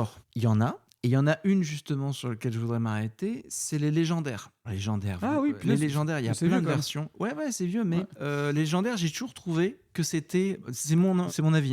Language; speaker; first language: French; native; French